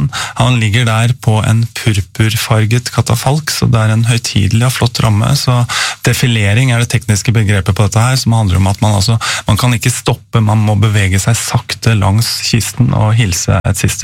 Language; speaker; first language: Norwegian; native; Norwegian